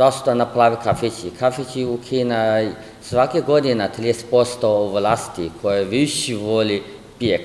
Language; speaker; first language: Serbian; non-native, learner; Chinese